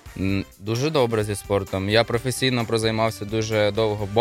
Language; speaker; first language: Ukrainian; non-native, local second language; Russian